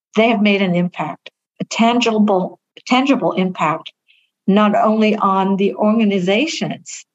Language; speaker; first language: English; early bilingual, other home language; Vietnamese